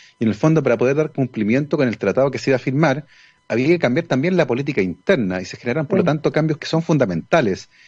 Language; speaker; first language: Spanish; native; Spanish